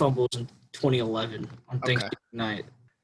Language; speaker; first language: English; native; English